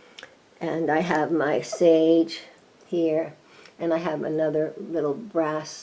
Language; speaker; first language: English; native; English